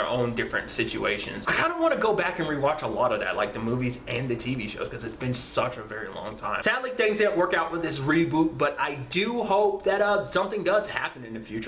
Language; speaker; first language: English; native; English